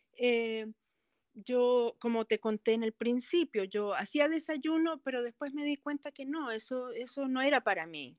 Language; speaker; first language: Spanish; early bilingual, heritage; Spanish